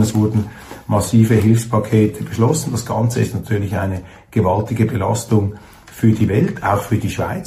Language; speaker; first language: German; native; German